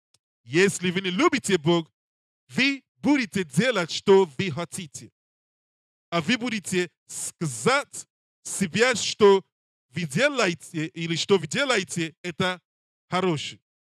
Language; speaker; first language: Russian; non-native, learner; English